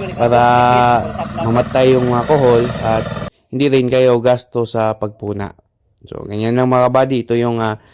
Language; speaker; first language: Filipino; non-native, local second language; Cebuano